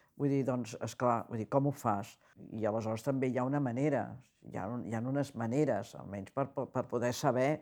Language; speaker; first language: Catalan; native; Catalan